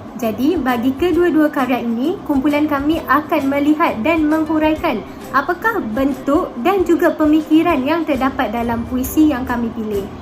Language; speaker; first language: Malay; native; Malay